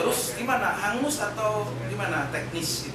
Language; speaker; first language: Indonesian; native; Indonesian